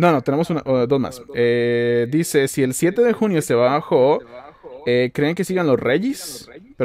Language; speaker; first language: Spanish; native; Spanish